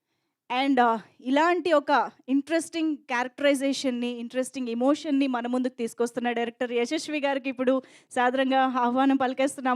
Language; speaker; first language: Telugu; native; Telugu